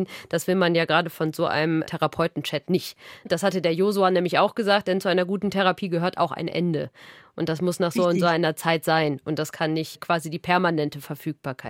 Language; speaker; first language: German; native; German